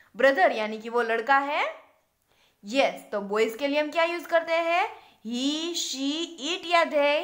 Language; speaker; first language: Hindi; non-native, local second language; Gujarati